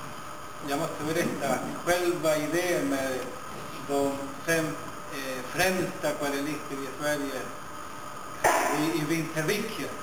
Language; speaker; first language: Swedish; non-native, fluent; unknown